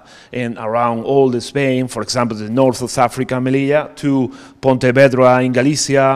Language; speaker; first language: English; non-native, learner; Spanish